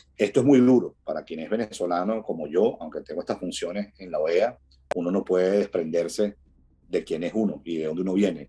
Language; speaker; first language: Spanish; native; Spanish